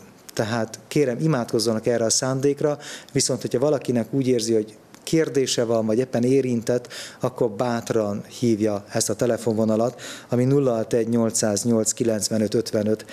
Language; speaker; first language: Hungarian; native; Hungarian